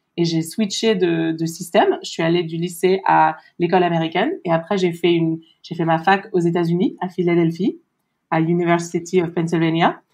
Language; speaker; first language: French; early bilingual, heritage; French